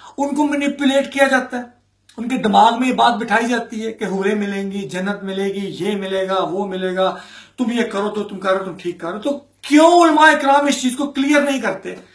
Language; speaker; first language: Urdu; native; Urdu